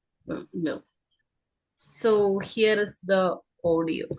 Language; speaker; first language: English; non-native, fluent; Malayalam